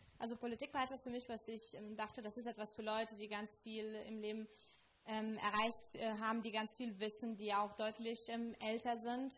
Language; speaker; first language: German; non-native, fluent; Lithuanian